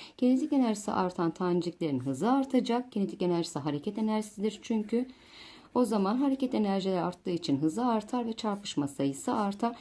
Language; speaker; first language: Turkish; native; Turkish